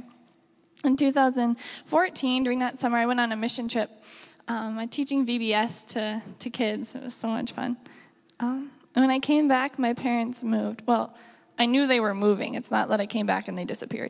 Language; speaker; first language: English; native; English